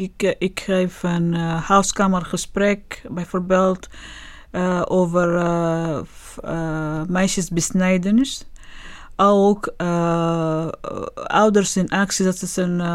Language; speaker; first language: Dutch; non-native, learner; Arabic